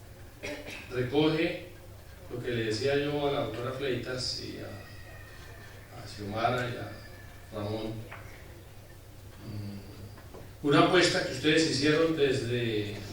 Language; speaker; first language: Spanish; native; Spanish